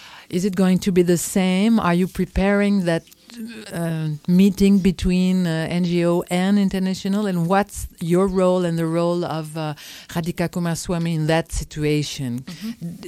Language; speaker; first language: English; non-native, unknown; French